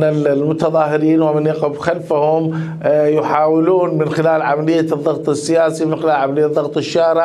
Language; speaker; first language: Arabic; native; Arabic